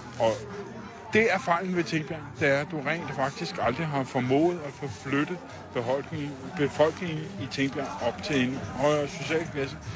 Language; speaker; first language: Danish; native; Danish